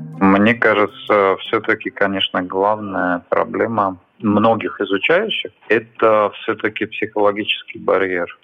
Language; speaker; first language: Russian; native; Russian